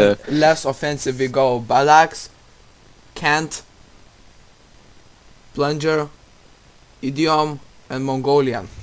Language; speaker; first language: English; non-native, learner; Russian